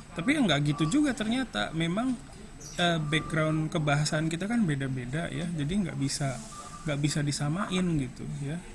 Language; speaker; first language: Indonesian; native; Indonesian